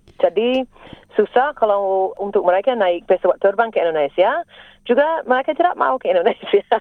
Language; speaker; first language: Indonesian; non-native, fluent; English